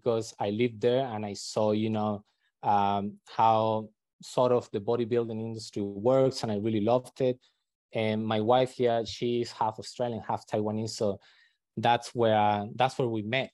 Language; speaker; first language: English; non-native, fluent; Spanish